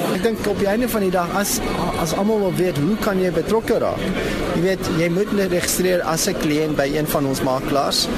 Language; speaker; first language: Afrikaans; non-native, local second language; English